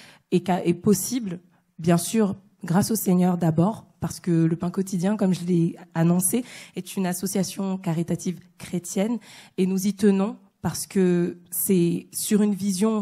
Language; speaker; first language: French; native; French